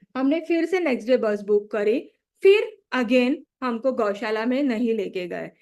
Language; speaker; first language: Hindi; non-native, local second language; Marathi